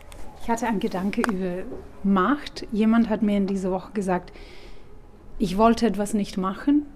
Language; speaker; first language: German; non-native, fluent; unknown